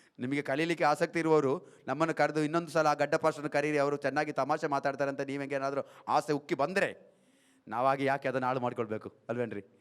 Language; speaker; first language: Kannada; non-native, local second language; Malayalam